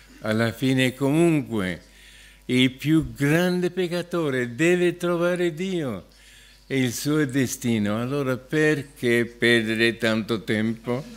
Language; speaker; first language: Italian; non-native, fluent; English